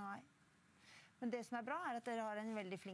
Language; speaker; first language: Norwegian; native; Norwegian